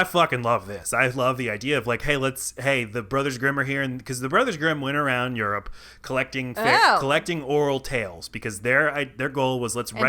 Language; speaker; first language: English; native; English